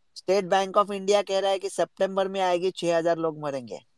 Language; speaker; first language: Hindi; non-native, local second language; Marathi